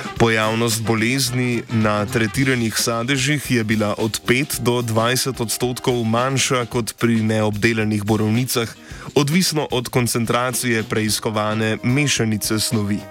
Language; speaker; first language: Slovenian; native; Slovenian